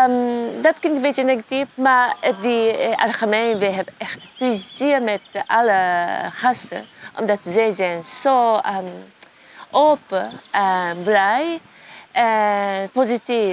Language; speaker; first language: Dutch; non-native, learner; Japanese